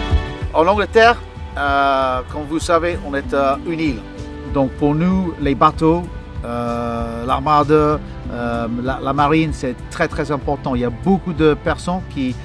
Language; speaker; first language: French; non-native, fluent; English